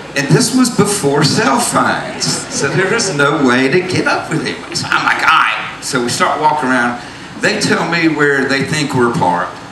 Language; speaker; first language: English; native; English